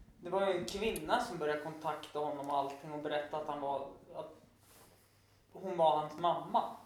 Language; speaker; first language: Swedish; native; Swedish